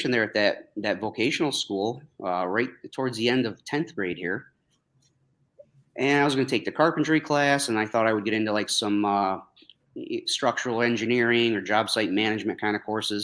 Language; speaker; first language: English; native; English